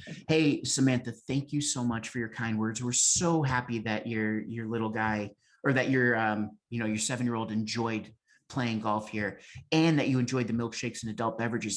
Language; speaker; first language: English; native; English